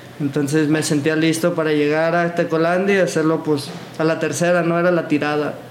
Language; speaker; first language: Spanish; early bilingual, other home language; English